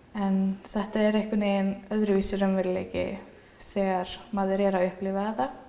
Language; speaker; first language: Icelandic; native; Icelandic